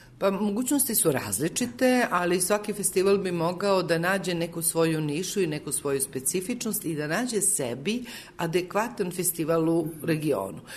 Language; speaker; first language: Serbian; native; Serbian